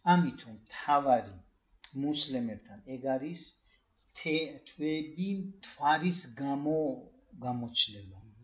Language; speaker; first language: Georgian; early bilingual, heritage; Georgian